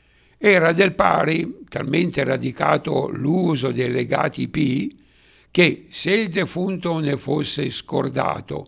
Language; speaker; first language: Italian; native; Italian